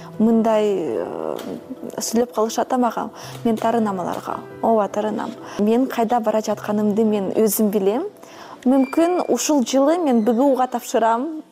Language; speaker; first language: Kyrgyz; non-native, fluent; Russian